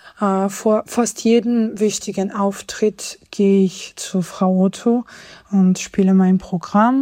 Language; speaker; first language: German; non-native, fluent; Georgian